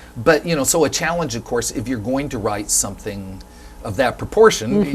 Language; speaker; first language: English; native; English